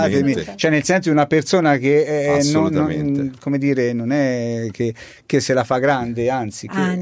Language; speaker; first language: Italian; native; Italian